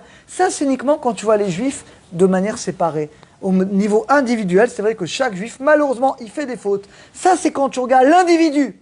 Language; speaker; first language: French; native; French